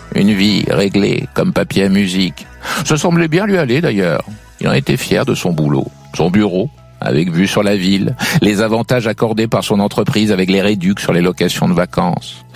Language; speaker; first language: French; native; French